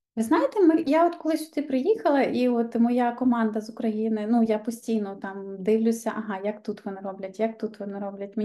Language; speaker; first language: Ukrainian; native; Ukrainian